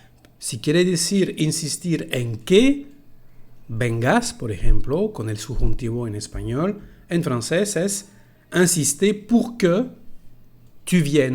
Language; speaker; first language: Spanish; non-native, fluent; French